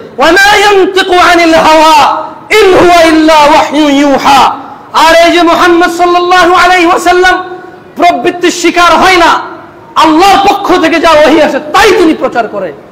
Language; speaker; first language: Bangla; native; Bangla